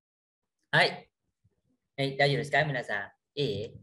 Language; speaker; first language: Japanese; non-native, fluent; Vietnamese